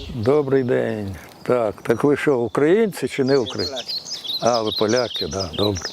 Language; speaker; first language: Ukrainian; non-native, fluent; Russian